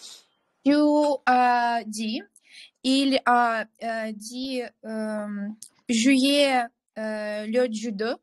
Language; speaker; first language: French; non-native, learner; Ukrainian